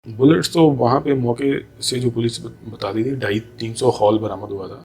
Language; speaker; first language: Urdu; non-native, local second language; Punjabi